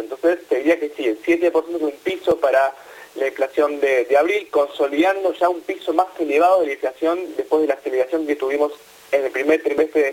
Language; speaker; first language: Spanish; native; Spanish